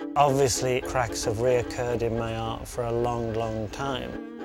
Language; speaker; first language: English; native; English